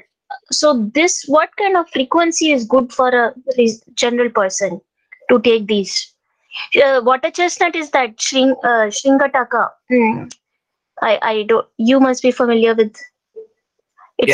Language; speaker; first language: English; non-native, local second language; Hindi